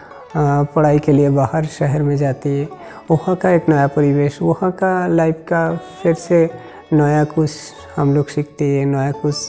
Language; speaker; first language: Hindi; non-native, local second language; Bangla